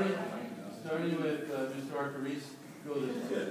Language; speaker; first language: English; native; English